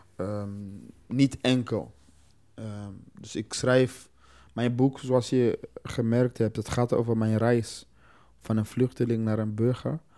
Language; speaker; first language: Dutch; non-native, fluent; Swahili